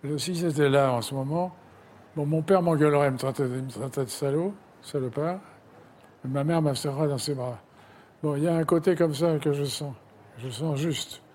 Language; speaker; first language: French; native; French